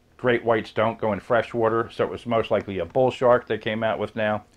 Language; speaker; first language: English; native; English